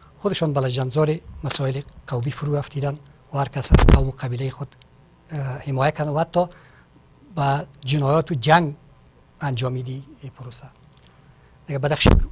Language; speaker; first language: Persian; native; Persian